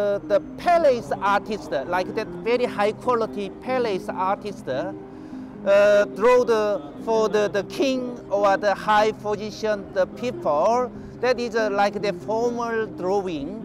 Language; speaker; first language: English; non-native, learner; Korean